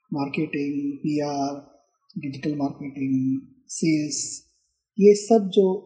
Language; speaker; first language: Hindi; non-native, local second language; Marathi